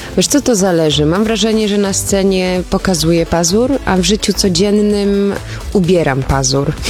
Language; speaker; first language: Polish; early bilingual, heritage; Polish